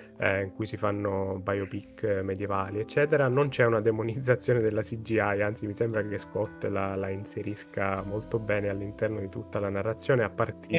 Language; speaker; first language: Italian; native; Italian